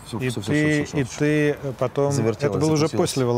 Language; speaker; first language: Russian; native; Russian